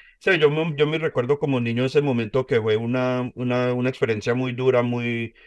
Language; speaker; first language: Spanish; early bilingual, heritage; Spanish